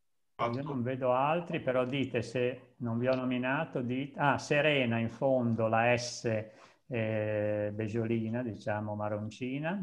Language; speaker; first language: Italian; native; Italian